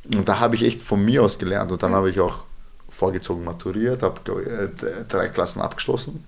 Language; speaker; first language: German; early bilingual, other home language; Serbian